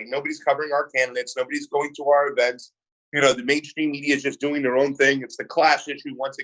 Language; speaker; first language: English; native; English